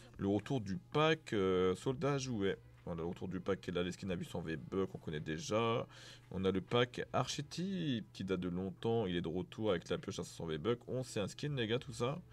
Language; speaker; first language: French; native; French